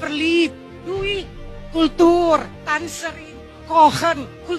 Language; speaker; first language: German; non-native, learner; Indonesian